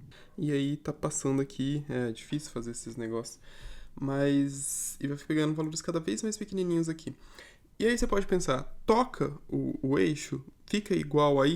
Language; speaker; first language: Portuguese; native; Portuguese